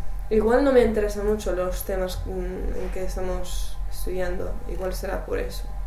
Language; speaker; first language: Spanish; non-native, fluent; English